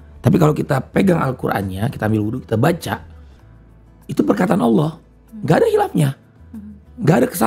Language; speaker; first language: Indonesian; native; Indonesian